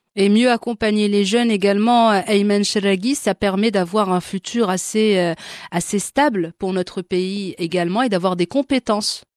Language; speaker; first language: French; non-native, local second language; Arabic